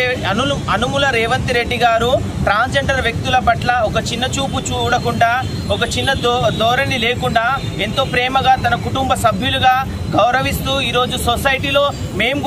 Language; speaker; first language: Telugu; native; Telugu